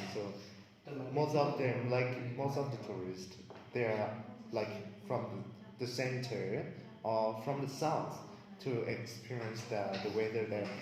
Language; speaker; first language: English; non-native, learner; Thai